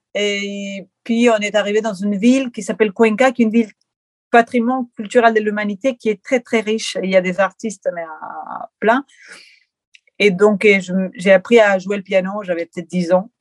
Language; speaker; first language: French; non-native, fluent; Spanish